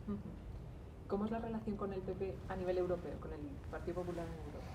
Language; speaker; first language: Spanish; native; Spanish